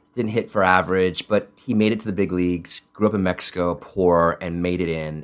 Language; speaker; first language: English; early bilingual, other home language; Italian